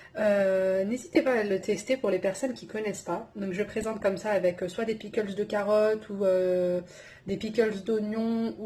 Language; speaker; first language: French; native; French